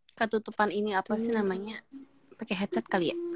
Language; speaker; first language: Indonesian; native; Indonesian